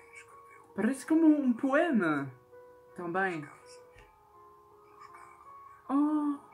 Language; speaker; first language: Portuguese; non-native, learner; French